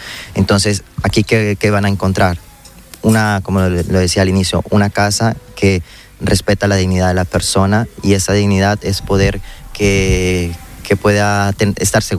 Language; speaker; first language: Spanish; native; Spanish